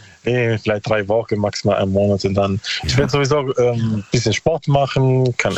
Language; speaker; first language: German; non-native, learner; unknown